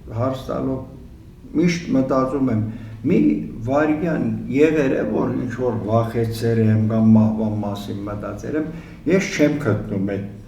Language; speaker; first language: Armenian; early bilingual, heritage; Armenian